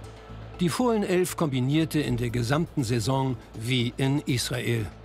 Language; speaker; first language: German; native; German